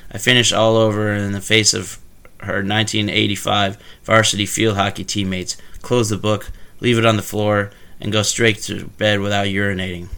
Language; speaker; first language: English; native; English